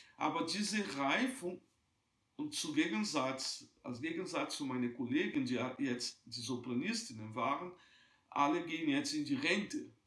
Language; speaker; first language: German; non-native, fluent; Portuguese